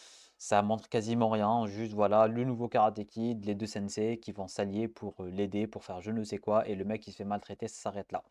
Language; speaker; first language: French; native; French